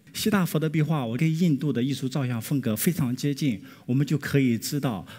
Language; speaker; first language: Chinese; native; Chinese